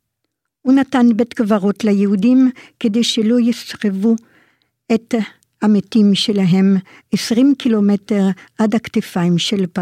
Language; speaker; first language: Hebrew; non-native, fluent; French